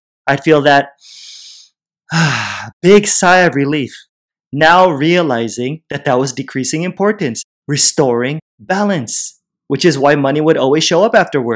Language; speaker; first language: English; native; English